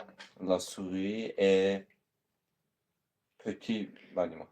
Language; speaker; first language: French; non-native, learner; Azerbaijani